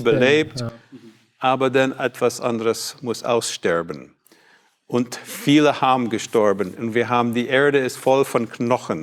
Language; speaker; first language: German; non-native, learner; English